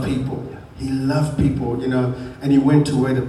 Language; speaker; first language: English; non-native, local second language; Shona